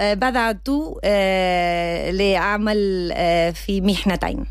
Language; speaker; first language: Arabic; non-native, learner; Spanish